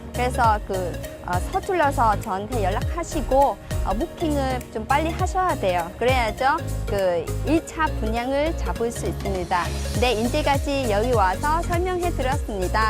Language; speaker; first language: Korean; non-native, fluent; Vietnamese